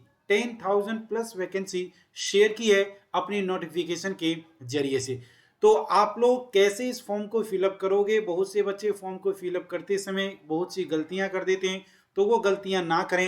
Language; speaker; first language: Hindi; native; Hindi